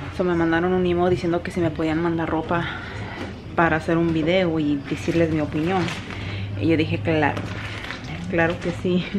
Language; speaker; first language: Spanish; early bilingual, heritage; Spanish